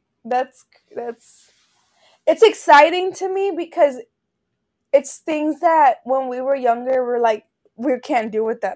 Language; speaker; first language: English; early bilingual, other home language; Spanish